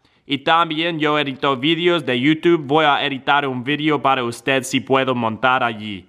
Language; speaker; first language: Spanish; non-native, learner; English